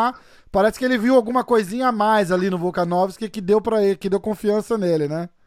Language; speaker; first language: Portuguese; native; Portuguese